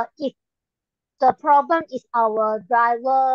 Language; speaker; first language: English; non-native, learner; Malay